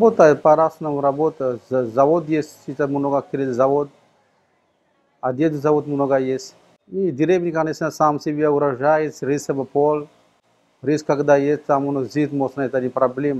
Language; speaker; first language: Russian; non-native, learner; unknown